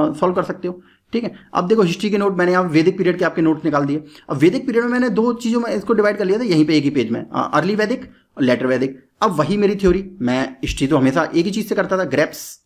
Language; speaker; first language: Hindi; native; Hindi